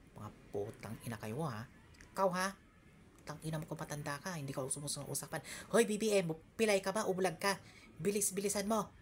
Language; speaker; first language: Filipino; non-native, local second language; Cebuano